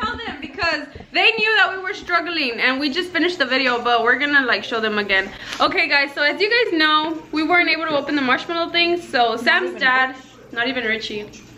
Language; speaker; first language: English; early bilingual, other home language; Spanish